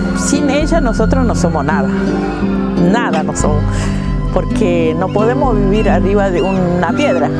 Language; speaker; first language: Spanish; non-native, local second language; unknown